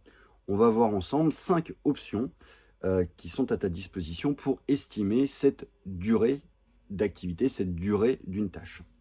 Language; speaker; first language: French; native; French